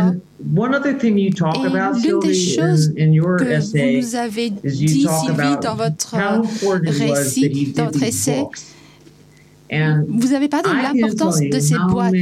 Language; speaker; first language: French; non-native, learner; English